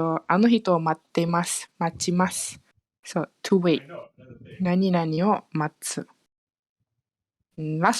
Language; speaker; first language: Japanese; non-native, fluent; Malay